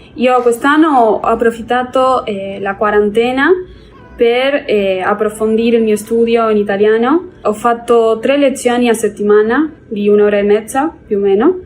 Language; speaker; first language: Italian; non-native, fluent; Spanish